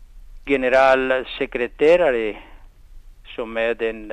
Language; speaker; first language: Swedish; non-native, fluent; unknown